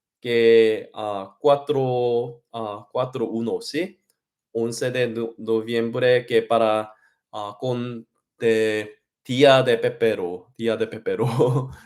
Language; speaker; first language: Spanish; non-native, learner; Korean